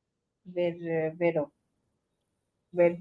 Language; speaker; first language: Spanish; non-native, learner; Bangla